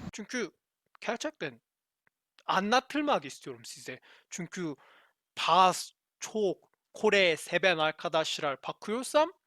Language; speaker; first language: Turkish; non-native, learner; Korean